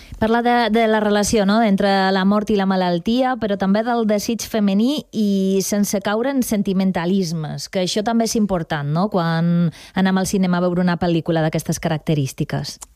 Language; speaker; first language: Catalan; native; Catalan